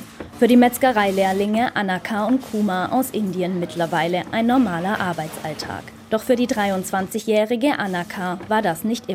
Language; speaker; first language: German; native; German